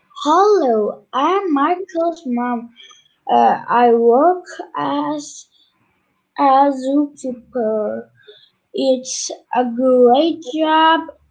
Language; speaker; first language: English; non-native, learner; Turkish